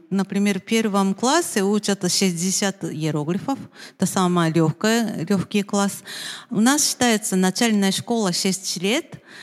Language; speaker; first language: Russian; non-native, fluent; Japanese